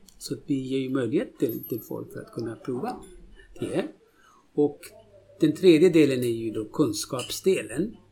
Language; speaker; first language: Swedish; non-native, fluent; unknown